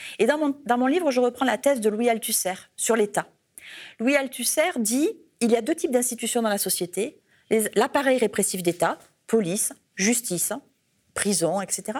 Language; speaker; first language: French; native; French